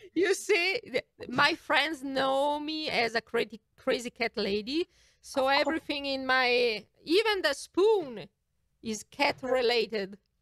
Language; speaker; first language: English; non-native, fluent; Italian